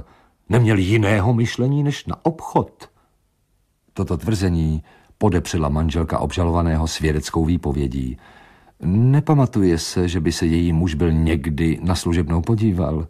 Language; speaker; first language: Czech; native; Czech